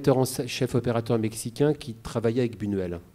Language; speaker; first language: French; native; French